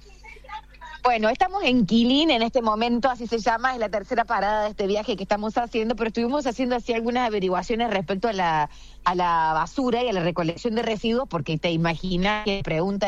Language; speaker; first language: Spanish; native; Spanish